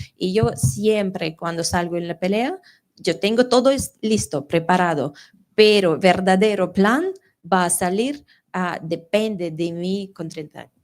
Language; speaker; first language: Spanish; non-native, fluent; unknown